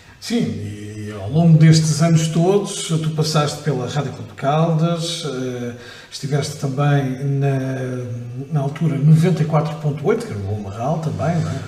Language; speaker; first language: Portuguese; native; Portuguese